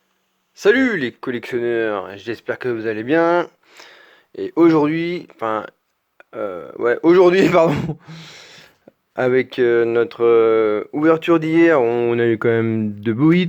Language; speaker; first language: French; native; French